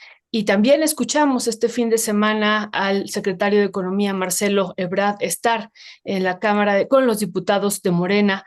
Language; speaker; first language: Spanish; native; Spanish